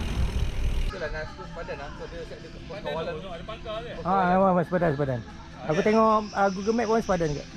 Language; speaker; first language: Malay; native; Malay